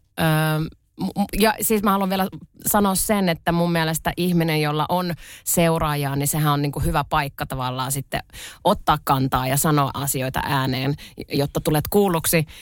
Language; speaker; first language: Finnish; early bilingual, other home language; Russian